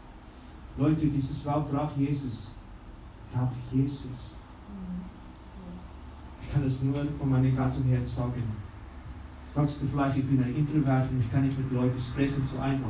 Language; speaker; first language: German; non-native, fluent; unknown